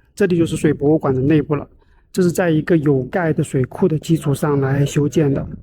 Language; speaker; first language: Chinese; native; Chinese